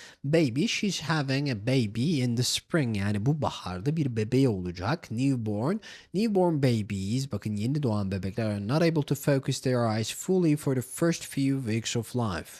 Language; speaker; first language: English; non-native, fluent; Turkish